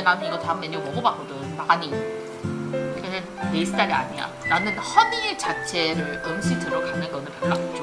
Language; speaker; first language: Korean; non-native, fluent; Chinese